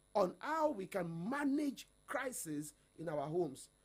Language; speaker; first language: English; non-native, local second language; Yoruba